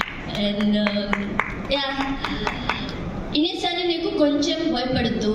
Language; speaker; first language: Telugu; non-native, local second language; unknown